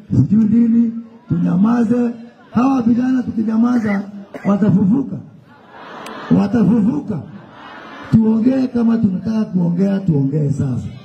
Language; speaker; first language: Swahili; non-native, local second language; Kikuyu